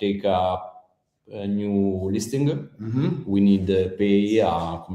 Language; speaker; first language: English; non-native, learner; Italian